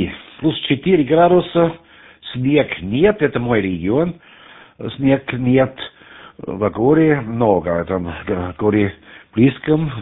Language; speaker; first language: Russian; non-native, learner; German